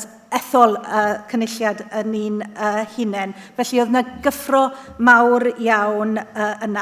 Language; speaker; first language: Welsh; native; Welsh